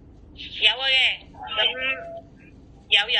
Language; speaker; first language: Cantonese; non-native, learner; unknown